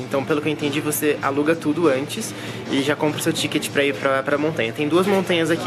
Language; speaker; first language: Portuguese; native; Portuguese